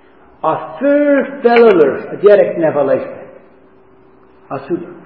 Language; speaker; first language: Hungarian; non-native, fluent; English